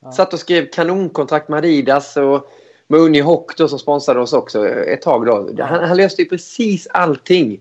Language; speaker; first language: Swedish; native; Swedish